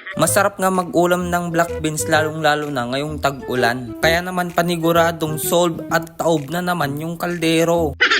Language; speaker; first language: Filipino; native; Filipino